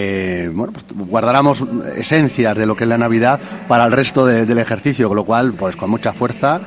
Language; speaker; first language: Spanish; native; Spanish